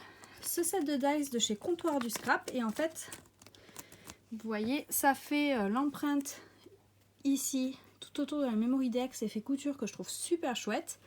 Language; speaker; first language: French; native; French